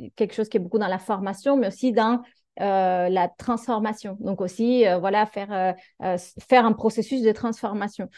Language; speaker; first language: French; non-native, fluent; Spanish